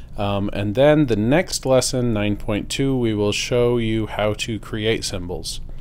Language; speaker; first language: English; native; English